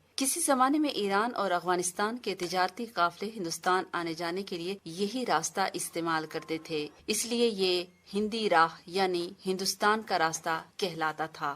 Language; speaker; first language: Urdu; non-native, local second language; Saraiki